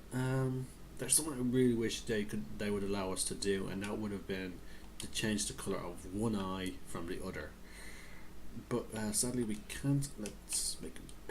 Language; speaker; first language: English; native; English